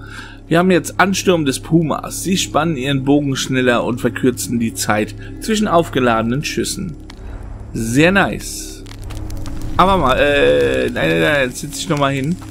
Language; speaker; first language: German; native; German